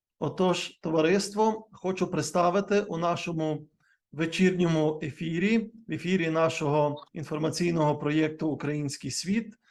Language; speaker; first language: Ukrainian; native; Ukrainian